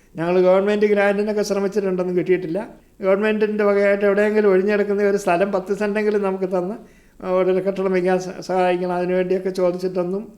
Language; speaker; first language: Malayalam; native; Malayalam